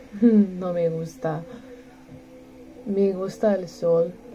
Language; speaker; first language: Spanish; non-native, learner; English